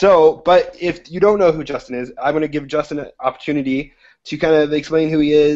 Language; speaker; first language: English; native; English